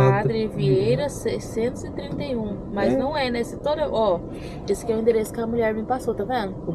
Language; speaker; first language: Portuguese; native; Portuguese